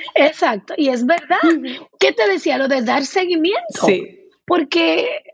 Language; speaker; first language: Spanish; native; Spanish